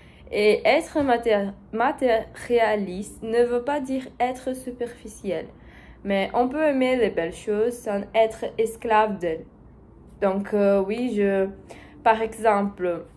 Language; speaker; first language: French; non-native, learner; Portuguese